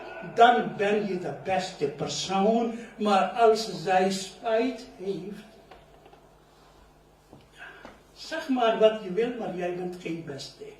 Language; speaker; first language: Dutch; non-native, learner; Urdu